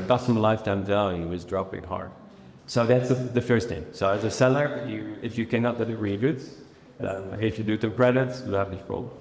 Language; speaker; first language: English; non-native, fluent; Dutch